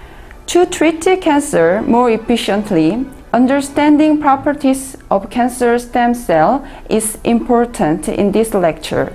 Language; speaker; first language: English; non-native, learner; Korean